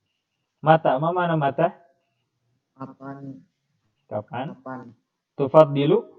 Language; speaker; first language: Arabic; non-native, fluent; Indonesian